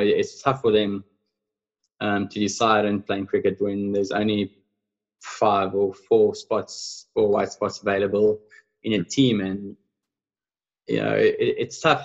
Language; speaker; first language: English; non-native, local second language; Afrikaans